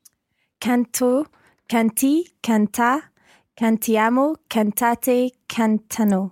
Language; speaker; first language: Italian; non-native, learner; English